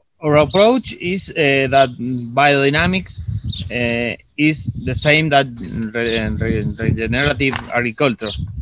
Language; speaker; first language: English; non-native, fluent; Spanish